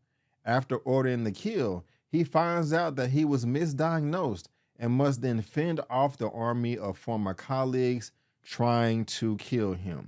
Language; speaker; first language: English; native; English